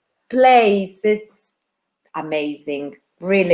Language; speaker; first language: English; non-native, fluent; Italian